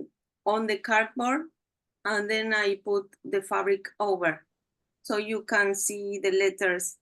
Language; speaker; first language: English; non-native, learner; Spanish